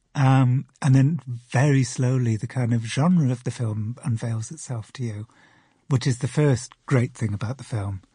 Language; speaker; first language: English; native; English